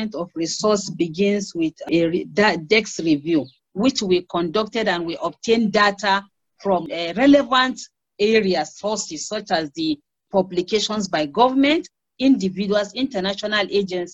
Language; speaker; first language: English; non-native, local second language; Hausa